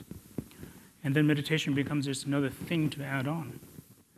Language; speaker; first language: English; non-native, local second language; Tibetan